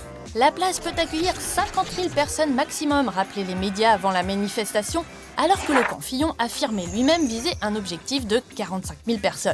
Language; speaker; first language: French; native; French